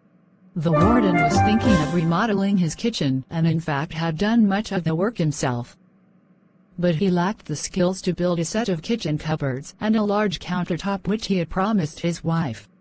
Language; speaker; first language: English; non-native, learner; Khmer